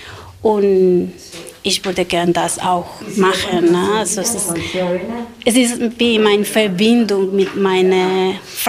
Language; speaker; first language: German; non-native, learner; Spanish